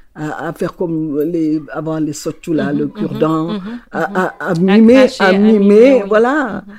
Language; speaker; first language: French; non-native, local second language; Wolof